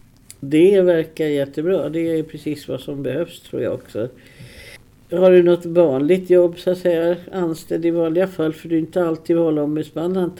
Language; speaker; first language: Swedish; native; Swedish